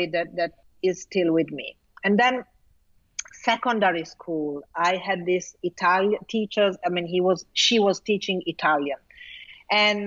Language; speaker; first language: English; non-native, fluent; Italian